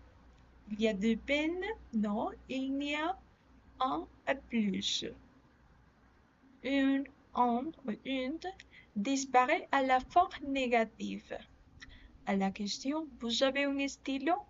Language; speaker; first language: French; non-native, learner; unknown